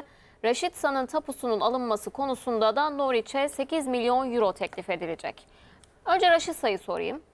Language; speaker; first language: Turkish; native; Turkish